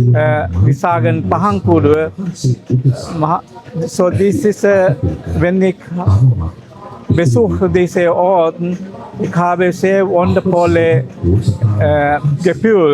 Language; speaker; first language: German; non-native, learner; Sinhala